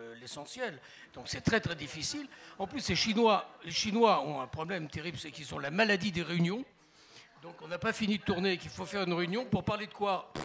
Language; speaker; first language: French; native; French